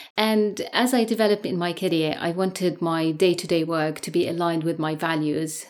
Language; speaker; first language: English; non-native, fluent; Arabic